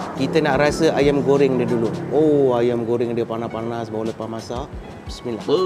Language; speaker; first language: Malay; native; Malay